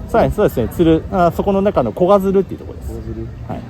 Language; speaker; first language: Japanese; native; Japanese